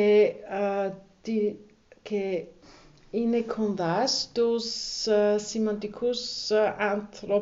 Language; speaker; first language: Greek; non-native, learner; German